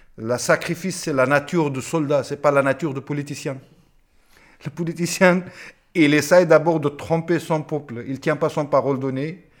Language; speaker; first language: French; non-native, fluent; Pashto